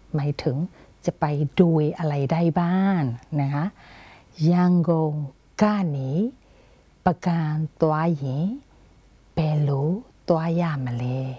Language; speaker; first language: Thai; non-native, fluent; Burmese